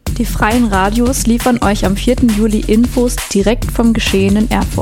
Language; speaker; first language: German; native; German